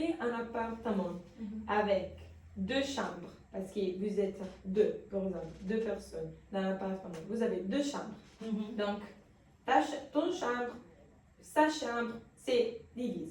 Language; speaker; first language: French; non-native, learner; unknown